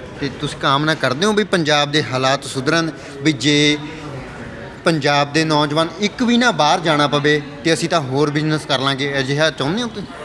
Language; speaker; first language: Punjabi; native; Punjabi